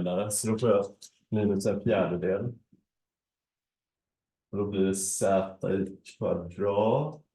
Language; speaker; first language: Swedish; native; Swedish